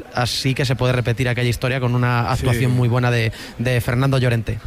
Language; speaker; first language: Spanish; native; Spanish